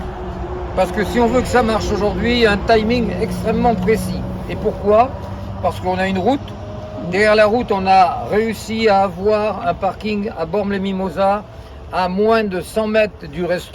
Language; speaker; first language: French; native; French